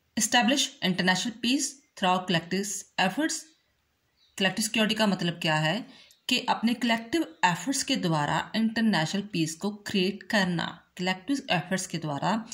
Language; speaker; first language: Hindi; non-native, local second language; Punjabi